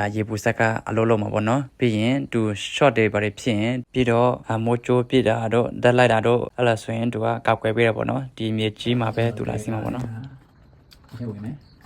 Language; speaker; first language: Burmese; native; Burmese